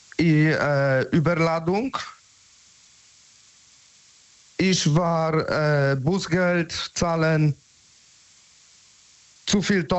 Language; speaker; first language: German; non-native, learner; Polish